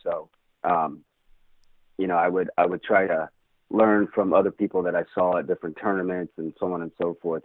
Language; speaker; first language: English; native; English